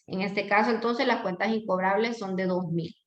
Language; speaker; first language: Spanish; native; Spanish